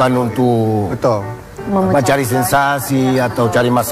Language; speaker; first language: Indonesian; non-native, fluent; Spanish